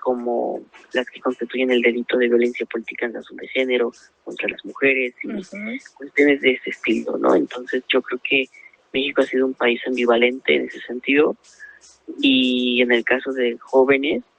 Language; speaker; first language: Spanish; native; Spanish